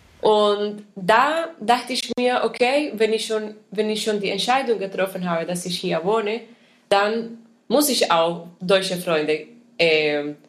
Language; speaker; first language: German; non-native, fluent; Spanish